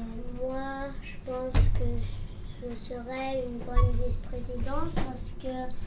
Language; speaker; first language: French; early bilingual, heritage; French